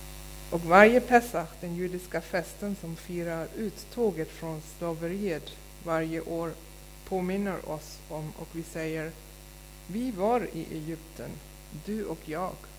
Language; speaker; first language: Swedish; non-native, fluent; German